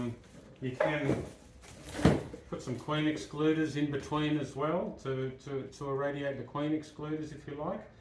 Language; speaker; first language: English; native; English